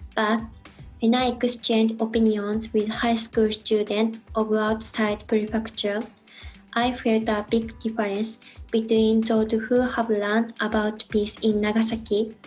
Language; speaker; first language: English; non-native, learner; Japanese